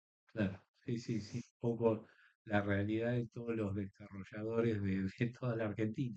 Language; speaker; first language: Spanish; native; Spanish